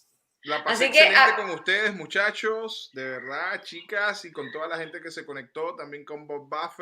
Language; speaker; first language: Spanish; native; Spanish